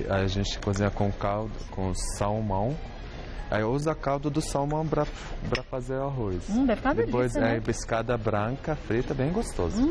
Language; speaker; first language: Portuguese; non-native, learner; Arabic